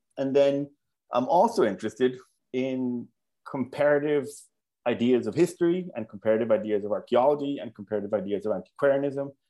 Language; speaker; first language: English; non-native, fluent; Spanish